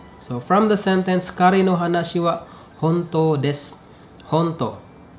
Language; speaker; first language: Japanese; non-native, fluent; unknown